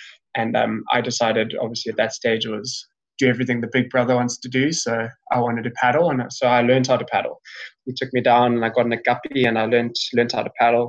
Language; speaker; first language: English; native; English